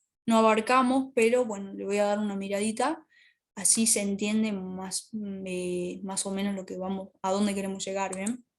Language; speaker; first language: Spanish; native; Spanish